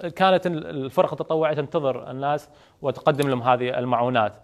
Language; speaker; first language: Arabic; native; Arabic